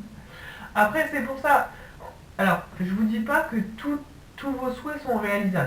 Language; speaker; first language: French; native; French